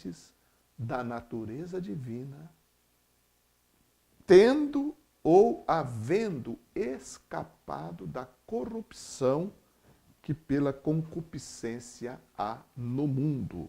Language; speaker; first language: Portuguese; native; Portuguese